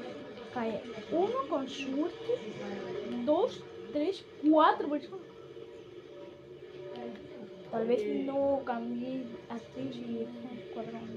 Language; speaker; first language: Spanish; native; Spanish